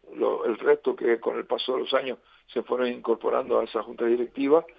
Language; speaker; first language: Spanish; native; Spanish